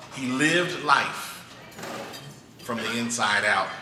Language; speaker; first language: English; native; English